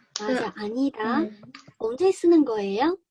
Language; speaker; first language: Korean; non-native, learner; Chinese